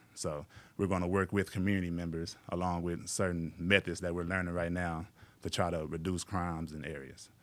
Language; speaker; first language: English; native; English